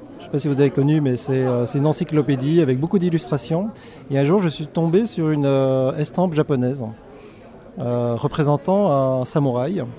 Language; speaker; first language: French; early bilingual, other home language; Korean